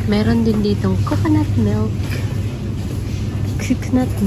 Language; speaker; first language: Filipino; native; Filipino